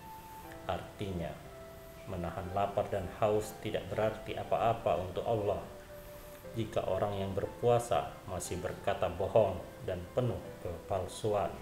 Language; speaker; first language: Indonesian; native; Indonesian